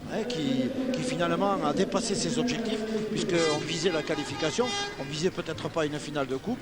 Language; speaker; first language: French; native; French